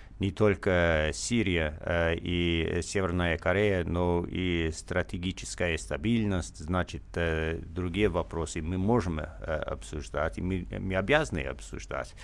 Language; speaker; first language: Russian; non-native, fluent; English